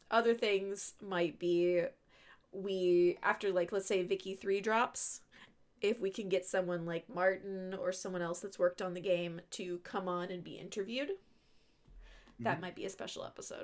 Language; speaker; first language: English; native; English